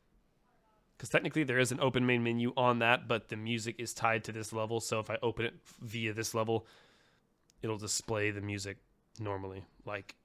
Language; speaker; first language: English; native; English